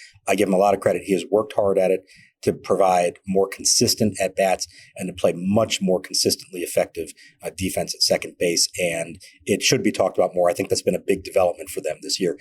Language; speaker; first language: English; native; English